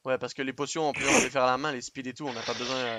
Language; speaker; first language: French; native; French